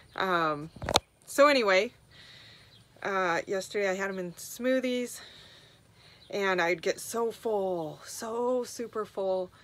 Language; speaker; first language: English; native; English